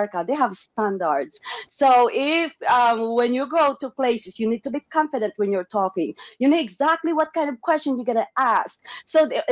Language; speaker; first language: English; non-native, local second language; Hiligaynon